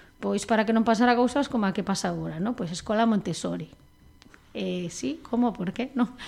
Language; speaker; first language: Galician; native; Galician